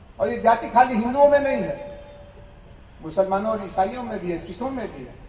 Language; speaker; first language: Hindi; non-native, local second language; Bhojpuri